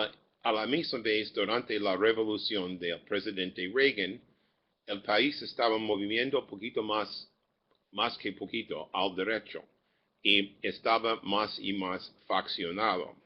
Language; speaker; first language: Spanish; non-native, fluent; English